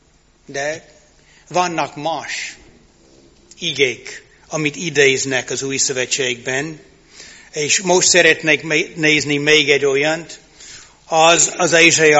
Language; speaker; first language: Hungarian; non-native, fluent; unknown